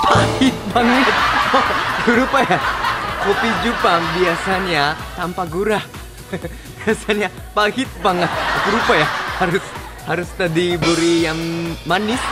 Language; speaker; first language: Indonesian; non-native, learner; Japanese